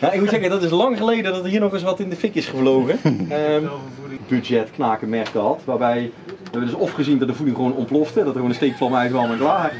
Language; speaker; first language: Dutch; native; Dutch